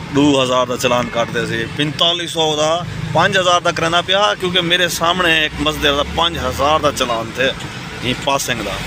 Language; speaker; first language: Punjabi; non-native, local second language; Saraiki